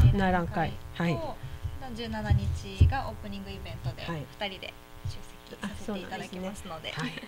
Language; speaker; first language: Japanese; native; Japanese